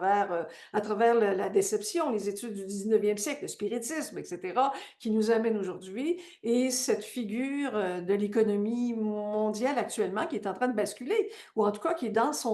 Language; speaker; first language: French; native; French